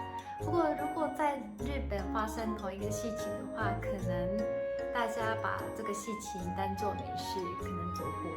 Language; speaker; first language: Chinese; non-native, fluent; Japanese